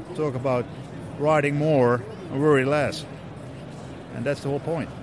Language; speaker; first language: English; non-native, fluent; Dutch